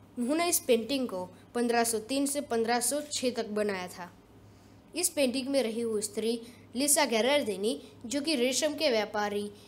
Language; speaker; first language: Hindi; non-native, local second language; Gujarati